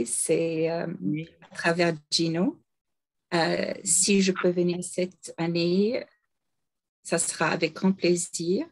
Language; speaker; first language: French; non-native, fluent; English